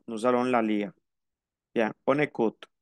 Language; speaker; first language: French; non-native, fluent; Spanish